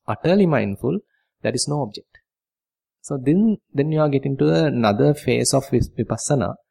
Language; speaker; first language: English; non-native, local second language; Sinhala